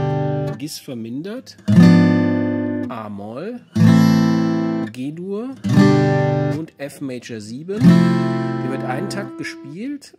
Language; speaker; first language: German; native; German